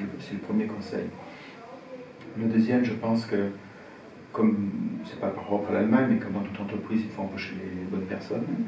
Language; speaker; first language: French; native; French